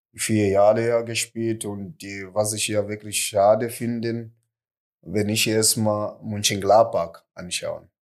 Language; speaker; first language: German; non-native, fluent; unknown